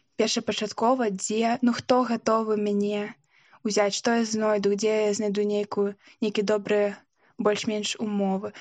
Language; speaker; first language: Belarusian; non-native, local second language; Russian